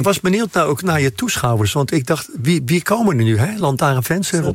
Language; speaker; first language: Dutch; native; Dutch